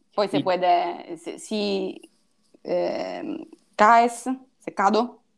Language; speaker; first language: Spanish; non-native, learner; Italian